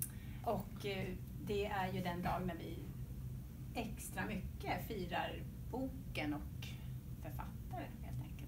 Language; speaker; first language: Swedish; native; Swedish